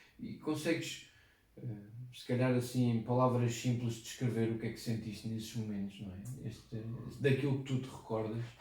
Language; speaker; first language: Portuguese; native; Portuguese